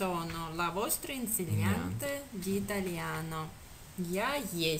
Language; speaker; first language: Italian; non-native, fluent; Russian